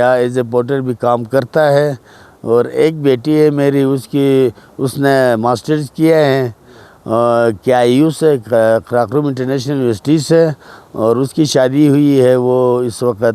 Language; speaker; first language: Urdu; non-native, local second language; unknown